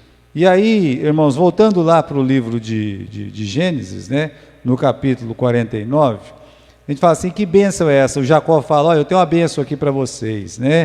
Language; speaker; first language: Portuguese; native; Portuguese